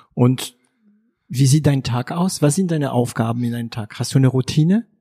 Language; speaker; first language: German; non-native, fluent; French